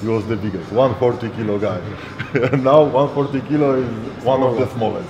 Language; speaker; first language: English; non-native, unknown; Polish